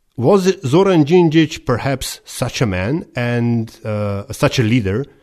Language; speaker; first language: English; non-native, fluent; Slovenian